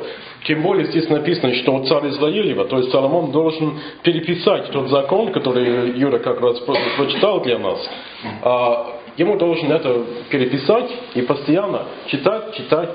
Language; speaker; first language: Russian; non-native, fluent; English